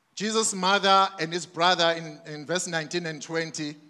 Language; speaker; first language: English; non-native, local second language; Zulu